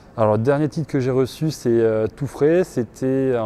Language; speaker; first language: French; native; French